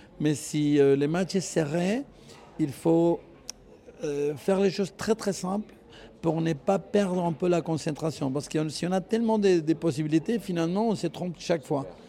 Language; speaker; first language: French; non-native, fluent; Spanish